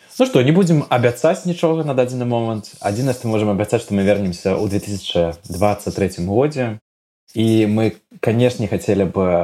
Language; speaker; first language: Belarusian; non-native, local second language; Russian